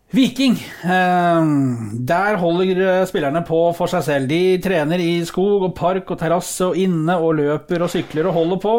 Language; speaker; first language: Norwegian; native; Norwegian